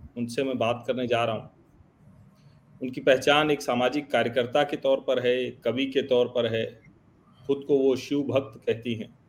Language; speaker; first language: Hindi; native; Hindi